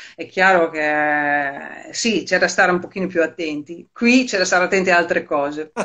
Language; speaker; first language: Italian; non-native, fluent; Dutch